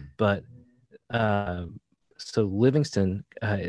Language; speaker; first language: English; native; English